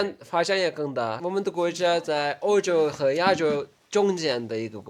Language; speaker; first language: Chinese; non-native, learner; Turkish